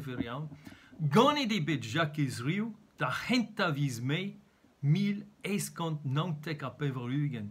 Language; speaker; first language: Welsh; native; Welsh